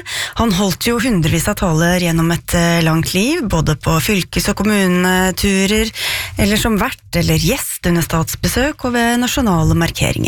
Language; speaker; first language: Norwegian; native; Norwegian